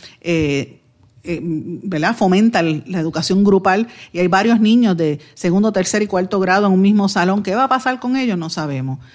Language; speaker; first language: Spanish; native; Spanish